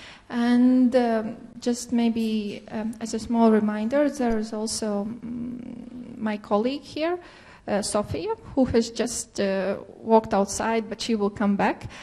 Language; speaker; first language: English; non-native, fluent; Latvian